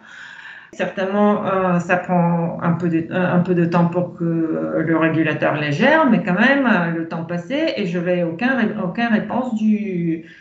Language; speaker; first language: French; non-native, fluent; Bulgarian